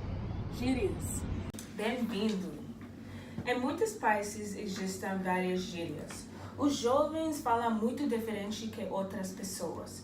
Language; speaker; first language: Portuguese; non-native, learner; English